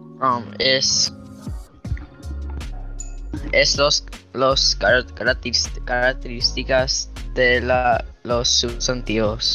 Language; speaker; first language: Spanish; early bilingual, heritage; Spanish